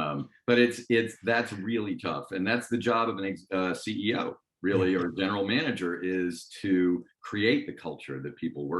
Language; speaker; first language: English; native; English